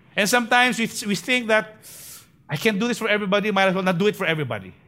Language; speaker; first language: English; non-native, local second language; Filipino